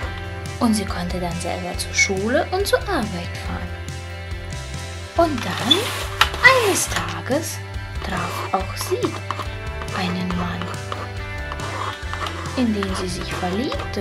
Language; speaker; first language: German; early bilingual, other home language; Russian